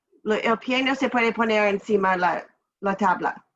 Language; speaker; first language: Spanish; non-native, learner; English